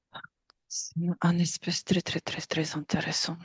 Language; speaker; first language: French; non-native, fluent; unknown